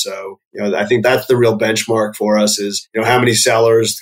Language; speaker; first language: English; native; English